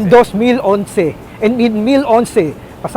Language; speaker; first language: Spanish; non-native, learner; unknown